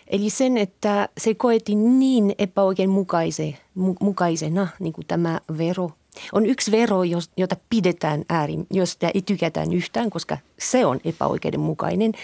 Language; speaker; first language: Finnish; non-native, fluent; French